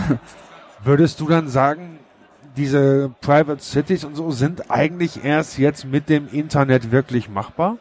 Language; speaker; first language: German; native; German